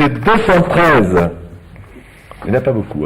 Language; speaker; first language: French; native; French